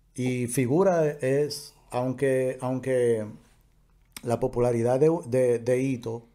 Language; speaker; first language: Spanish; native; Spanish